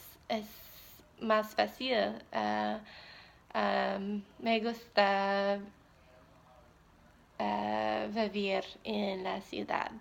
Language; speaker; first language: Spanish; non-native, learner; English